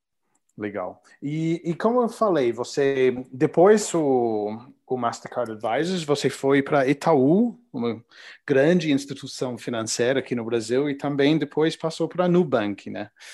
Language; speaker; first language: Portuguese; non-native, learner; English